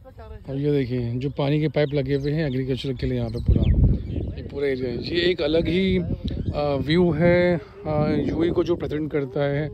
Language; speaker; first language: Hindi; native; Hindi